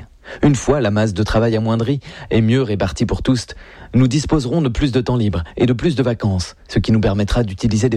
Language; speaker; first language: French; native; French